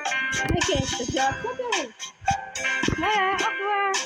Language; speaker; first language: French; native; French